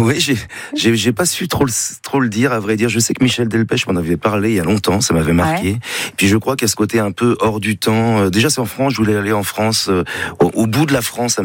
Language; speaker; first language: French; native; French